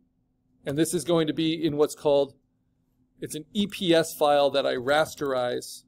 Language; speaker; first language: English; native; English